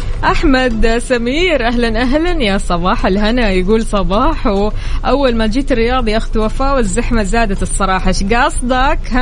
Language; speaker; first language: Arabic; native; Arabic